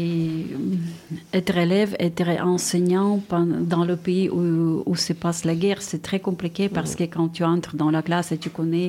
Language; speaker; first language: French; non-native, fluent; Ukrainian